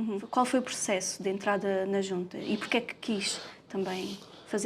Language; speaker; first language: Portuguese; native; Portuguese